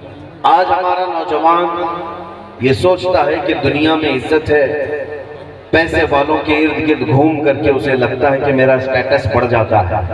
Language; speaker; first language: Urdu; native; Urdu